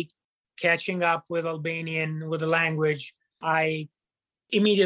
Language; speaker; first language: English; non-native, fluent; Italian